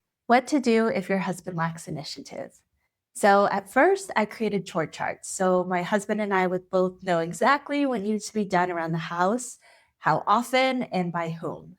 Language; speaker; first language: English; native; English